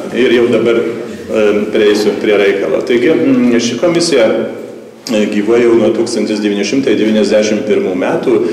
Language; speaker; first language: Lithuanian; native; Lithuanian